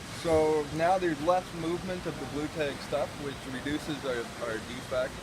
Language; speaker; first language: English; native; English